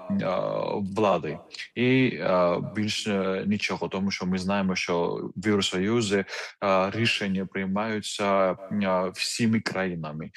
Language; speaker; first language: Ukrainian; non-native, fluent; Georgian